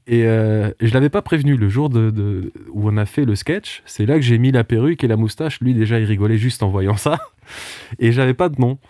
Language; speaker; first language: French; non-native, local second language; Portuguese